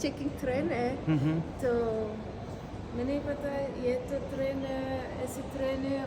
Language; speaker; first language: Hindi; non-native, learner; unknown